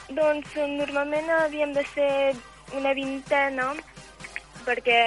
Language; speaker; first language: Catalan; early bilingual, heritage; Catalan